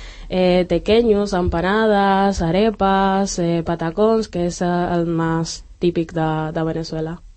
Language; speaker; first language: Catalan; non-native, local second language; Spanish